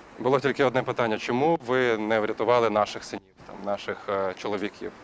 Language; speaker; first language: Ukrainian; native; Ukrainian